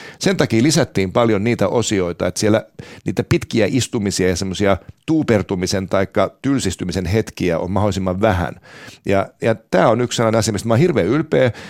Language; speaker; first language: Finnish; native; Finnish